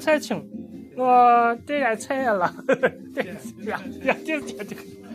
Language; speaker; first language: Danish; non-native, learner; Chinese